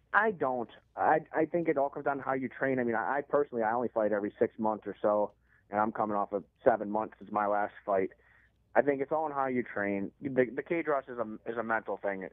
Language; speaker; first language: English; native; English